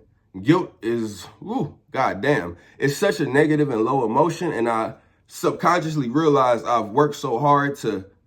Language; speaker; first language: English; native; English